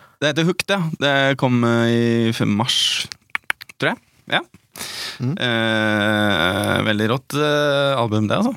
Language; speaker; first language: Norwegian; native; Norwegian